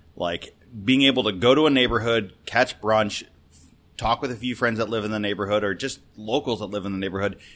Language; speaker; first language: English; native; English